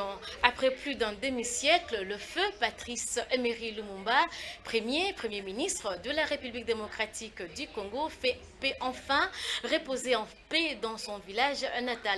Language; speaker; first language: French; native; French